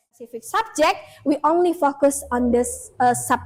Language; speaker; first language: English; non-native, fluent; Indonesian